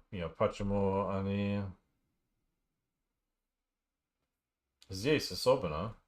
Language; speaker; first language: Russian; non-native, learner; English